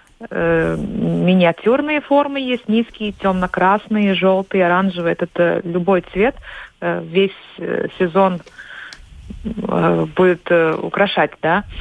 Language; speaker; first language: Russian; non-native, local second language; Latvian